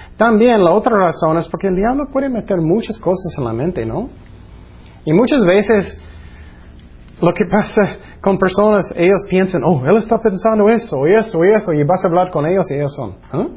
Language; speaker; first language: Spanish; non-native, fluent; English